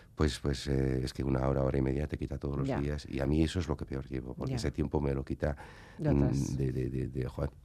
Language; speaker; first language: Spanish; native; Spanish